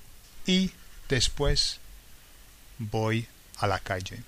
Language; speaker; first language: Spanish; non-native, fluent; English